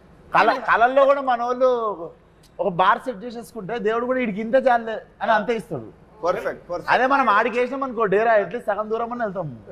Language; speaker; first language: Telugu; native; Telugu